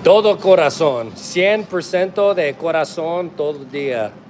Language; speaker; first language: Spanish; non-native, learner; English